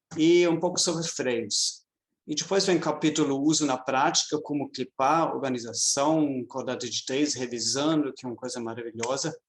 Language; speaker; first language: Portuguese; non-native, fluent; German